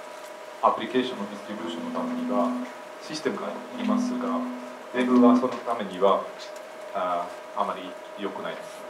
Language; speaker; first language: Japanese; non-native, fluent; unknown